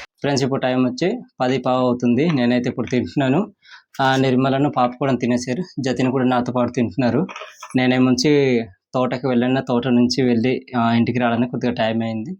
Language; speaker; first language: Telugu; non-native, local second language; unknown